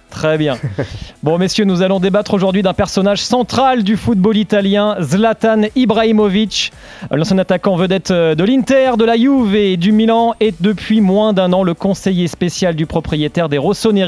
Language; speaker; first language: French; native; French